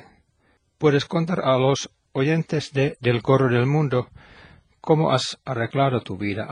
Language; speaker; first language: Spanish; non-native, fluent; Finnish